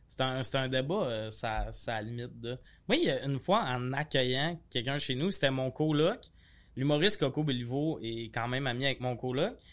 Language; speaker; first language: French; native; French